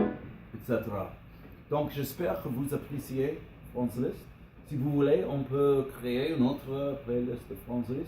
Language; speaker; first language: French; non-native, learner; English